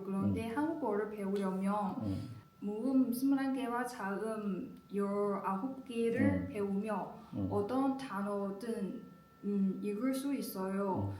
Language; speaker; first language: Korean; non-native, learner; Chinese